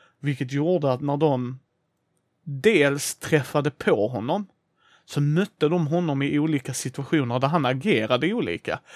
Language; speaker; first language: Swedish; native; Swedish